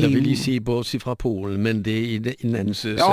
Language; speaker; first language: Danish; non-native, fluent; Polish